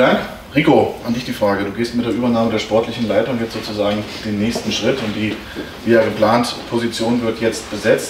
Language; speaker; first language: German; native; German